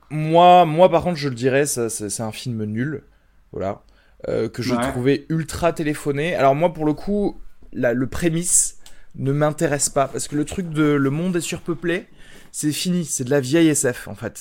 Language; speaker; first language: French; native; French